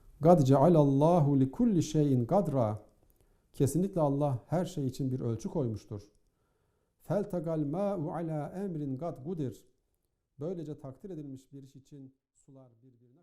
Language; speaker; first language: Turkish; native; Turkish